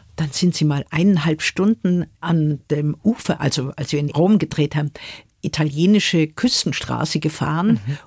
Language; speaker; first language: German; native; German